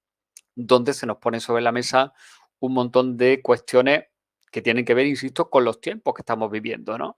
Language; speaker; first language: Spanish; native; Spanish